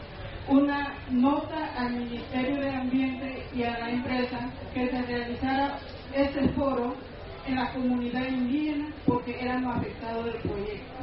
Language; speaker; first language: Spanish; non-native, local second language; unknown